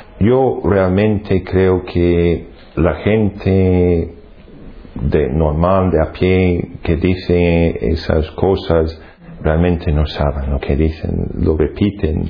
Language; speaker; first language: Spanish; non-native, fluent; English